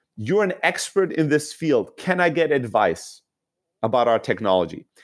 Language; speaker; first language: English; non-native, fluent; Greek